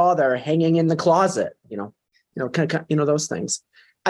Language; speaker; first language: English; native; English